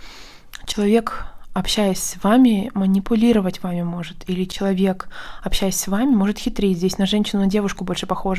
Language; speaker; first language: Russian; native; Russian